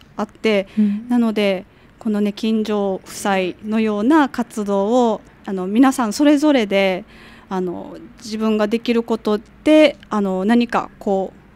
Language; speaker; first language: Japanese; native; Japanese